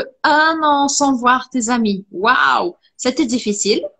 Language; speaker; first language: French; non-native, fluent; Portuguese